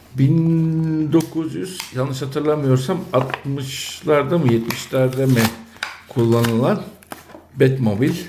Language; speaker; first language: Turkish; native; Turkish